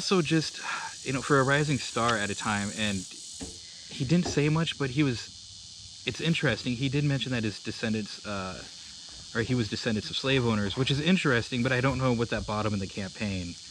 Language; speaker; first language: English; native; English